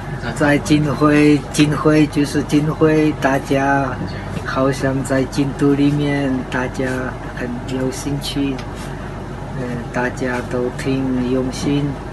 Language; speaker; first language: Chinese; non-native, fluent; Czech